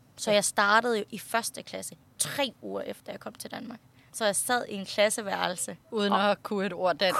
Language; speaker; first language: Danish; early bilingual, other home language; Thai